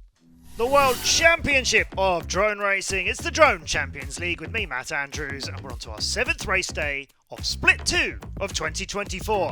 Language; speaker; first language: English; native; English